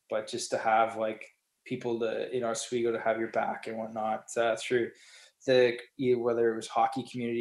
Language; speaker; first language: English; native; English